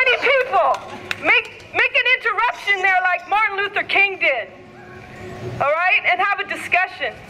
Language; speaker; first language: English; native; English